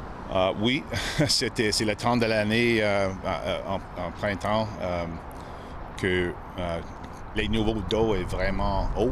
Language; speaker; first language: French; non-native, local second language; English